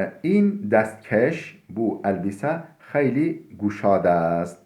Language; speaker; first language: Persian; non-native, fluent; Turkish